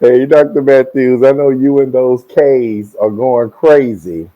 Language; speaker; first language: English; native; English